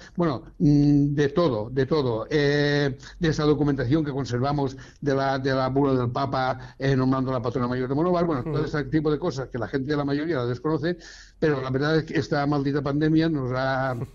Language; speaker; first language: Spanish; native; Spanish